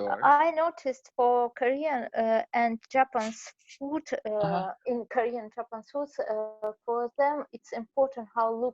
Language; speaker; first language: English; non-native, learner; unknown